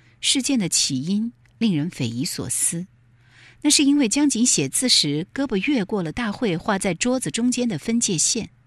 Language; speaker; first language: Chinese; native; Chinese